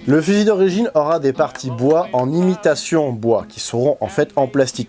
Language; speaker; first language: French; native; French